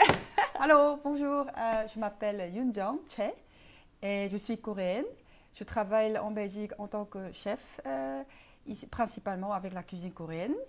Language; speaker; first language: French; non-native, fluent; Korean